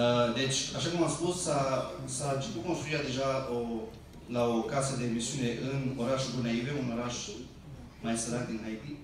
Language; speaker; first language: Romanian; early bilingual, heritage; Romanian